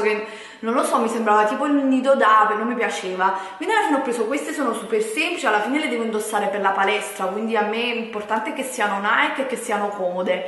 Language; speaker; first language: Italian; native; Italian